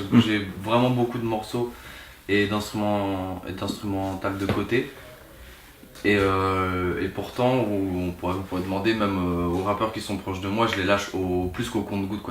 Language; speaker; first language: French; native; French